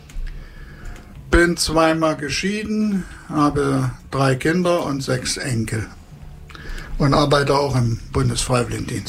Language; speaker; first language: German; native; German